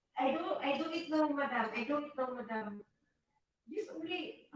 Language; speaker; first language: English; non-native, local second language; Filipino